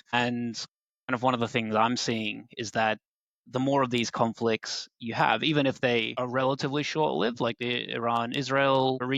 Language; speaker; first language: English; native; English